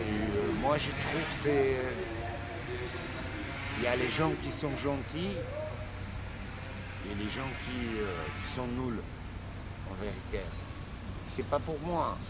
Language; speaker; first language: French; non-native, learner; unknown